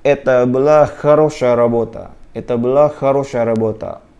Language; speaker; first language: Russian; non-native, learner; Indonesian